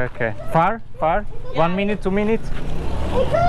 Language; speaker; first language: English; non-native, learner; Slovak